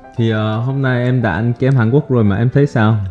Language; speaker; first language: Vietnamese; non-native, fluent; Korean